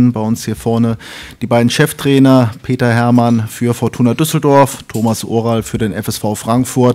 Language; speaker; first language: German; native; German